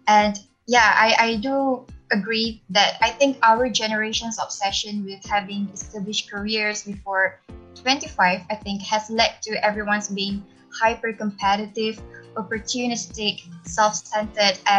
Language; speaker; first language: English; non-native, local second language; Malay